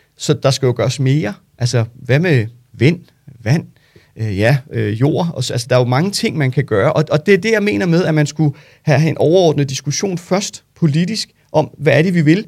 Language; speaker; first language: Danish; early bilingual, other home language; Turkish